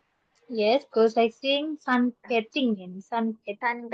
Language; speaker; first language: English; non-native, learner; Indonesian